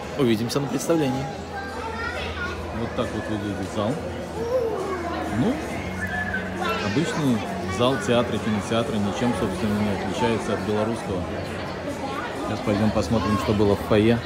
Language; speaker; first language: Russian; native; Russian